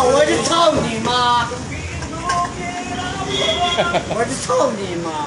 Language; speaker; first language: English; non-native, learner; Cebuano